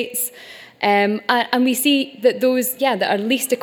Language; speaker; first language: English; native; English